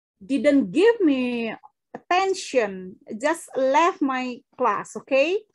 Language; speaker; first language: English; non-native, fluent; Indonesian